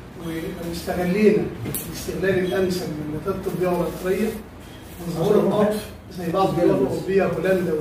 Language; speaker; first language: Arabic; native; Arabic